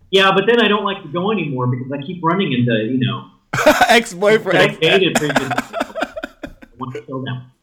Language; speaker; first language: English; native; English